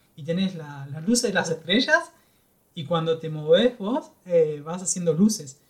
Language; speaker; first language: Spanish; native; Spanish